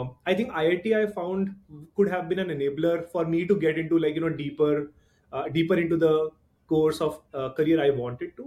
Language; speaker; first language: English; non-native, local second language; Hindi